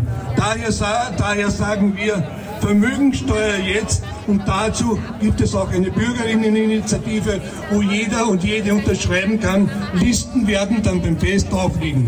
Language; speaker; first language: German; native; German